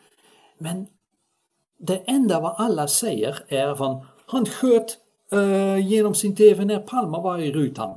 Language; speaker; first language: Swedish; non-native, fluent; Dutch